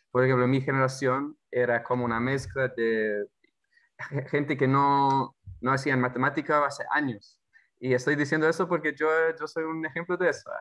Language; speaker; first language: Spanish; non-native, fluent; English